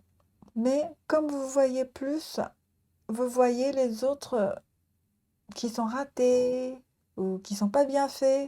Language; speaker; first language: French; non-native, learner; Japanese